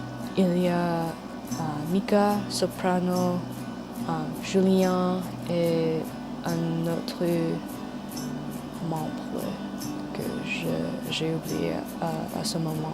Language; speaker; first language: French; non-native, learner; English